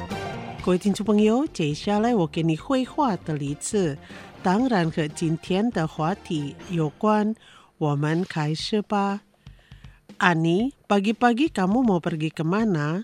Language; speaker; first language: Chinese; non-native, fluent; Indonesian